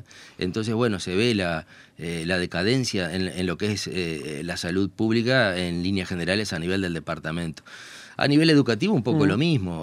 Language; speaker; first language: Spanish; native; Spanish